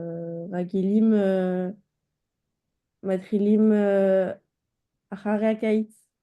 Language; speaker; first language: Hebrew; non-native, learner; French